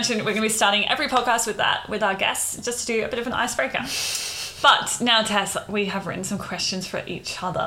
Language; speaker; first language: English; native; English